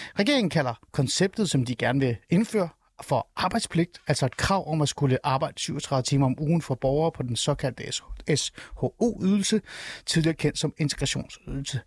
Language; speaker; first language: Danish; early bilingual, other home language; Somali